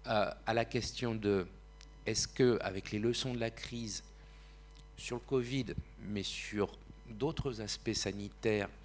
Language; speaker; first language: French; native; French